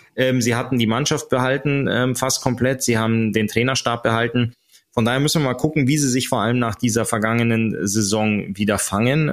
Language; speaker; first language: German; native; German